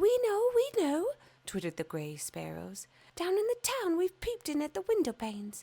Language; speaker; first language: English; native; English